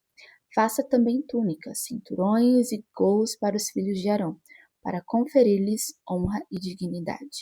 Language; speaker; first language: Portuguese; native; Portuguese